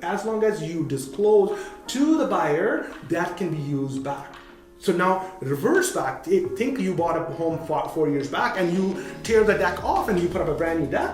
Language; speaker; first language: English; non-native, fluent; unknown